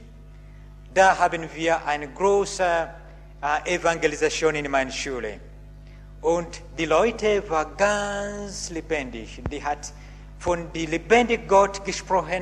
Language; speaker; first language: German; non-native, learner; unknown